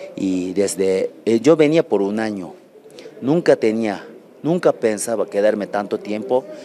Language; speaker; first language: Spanish; non-native, learner; Japanese